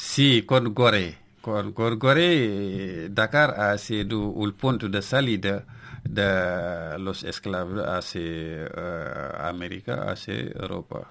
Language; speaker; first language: Spanish; non-native, local second language; Wolof